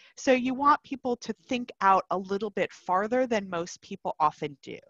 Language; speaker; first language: English; native; English